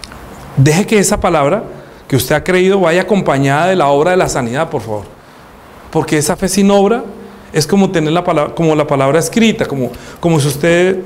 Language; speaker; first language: Spanish; native; Spanish